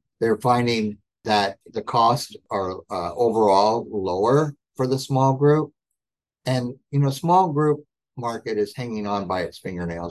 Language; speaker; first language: English; native; English